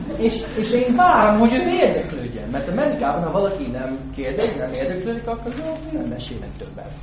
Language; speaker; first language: Hungarian; non-native, fluent; English